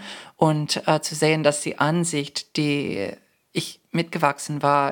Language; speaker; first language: German; non-native, fluent; English